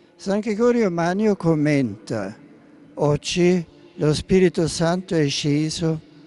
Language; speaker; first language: Italian; non-native, fluent; German